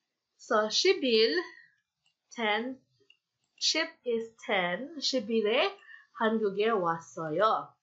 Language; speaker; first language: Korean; non-native, fluent; Filipino